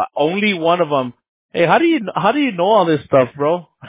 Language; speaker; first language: English; early bilingual, other home language; Spanish